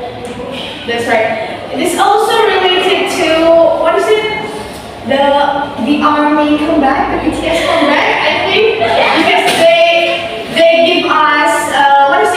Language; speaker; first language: English; non-native, fluent; Indonesian